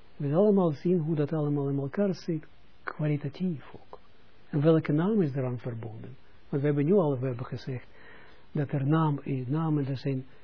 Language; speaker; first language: Dutch; non-native, fluent; Russian